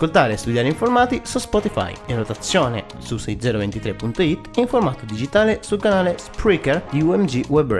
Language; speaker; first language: Italian; native; Italian